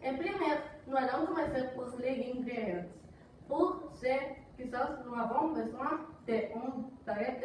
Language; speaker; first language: French; non-native, learner; Spanish